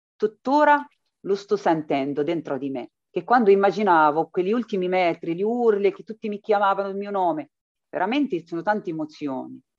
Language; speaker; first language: Italian; non-native, fluent; Arabic